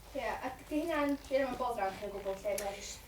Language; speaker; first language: Welsh; native; Welsh